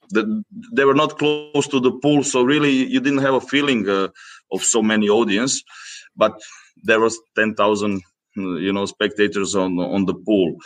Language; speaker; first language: English; non-native, fluent; Greek